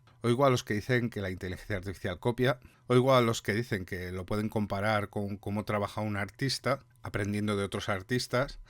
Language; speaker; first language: Spanish; native; Spanish